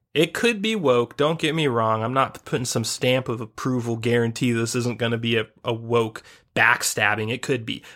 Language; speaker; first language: English; native; English